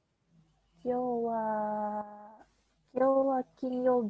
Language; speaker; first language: Japanese; non-native, learner; Indonesian